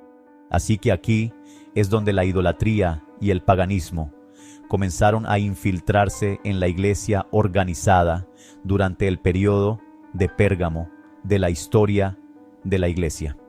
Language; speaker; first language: Spanish; native; Spanish